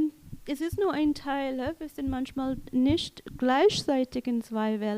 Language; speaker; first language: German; non-native, learner; English